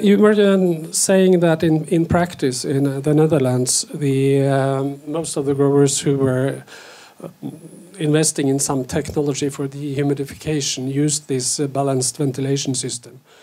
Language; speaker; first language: English; non-native, fluent; Norwegian